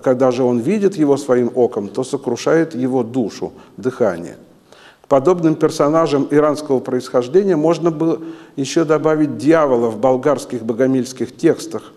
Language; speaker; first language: Russian; native; Russian